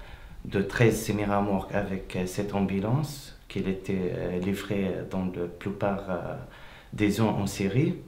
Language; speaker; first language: French; non-native, fluent; Arabic